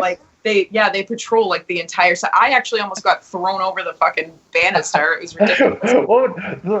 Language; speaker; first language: English; native; English